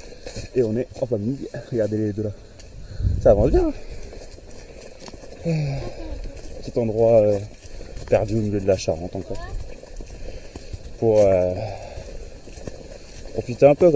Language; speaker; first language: French; native; French